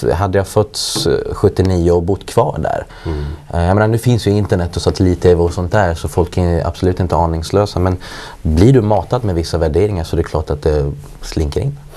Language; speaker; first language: Swedish; early bilingual, other home language; Persian